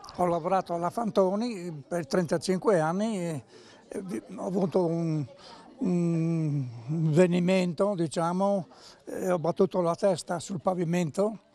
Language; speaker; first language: Italian; native; Italian